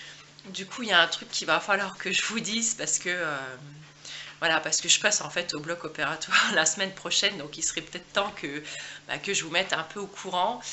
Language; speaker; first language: French; native; French